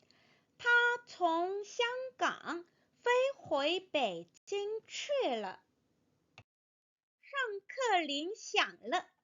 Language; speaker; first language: Chinese; non-native, fluent; Korean